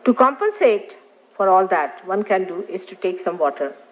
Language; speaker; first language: English; non-native, local second language; Marathi